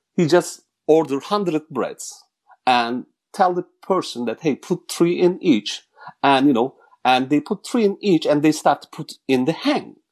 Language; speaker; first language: English; non-native, fluent; Turkish